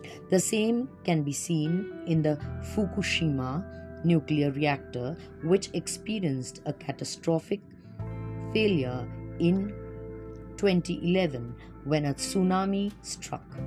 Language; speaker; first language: English; non-native, local second language; Marathi